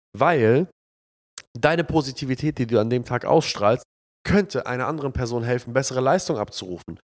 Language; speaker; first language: German; early bilingual, other home language; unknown